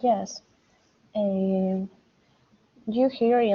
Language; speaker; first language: English; non-native, learner; Spanish